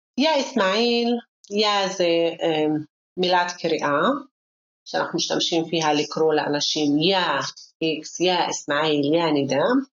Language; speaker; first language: Hebrew; non-native, local second language; Arabic